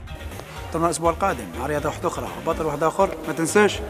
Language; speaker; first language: Arabic; native; Arabic